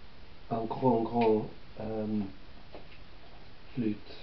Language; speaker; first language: French; non-native, learner; English